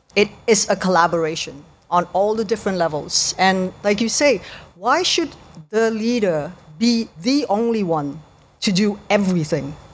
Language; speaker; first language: English; native; English